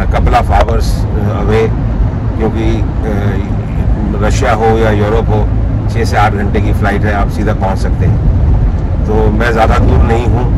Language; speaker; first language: Hindi; non-native, local second language; Punjabi